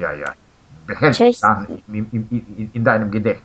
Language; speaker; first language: German; non-native, fluent; Russian